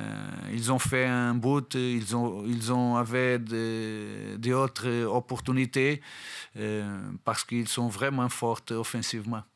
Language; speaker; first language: French; non-native, fluent; Portuguese